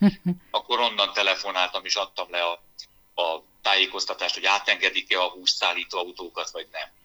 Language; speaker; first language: Hungarian; native; Hungarian